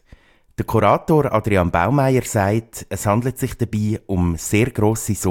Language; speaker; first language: German; native; German